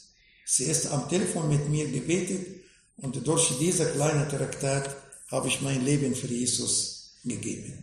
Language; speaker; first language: German; non-native, fluent; Arabic